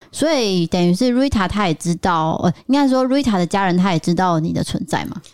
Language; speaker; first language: Chinese; native; Chinese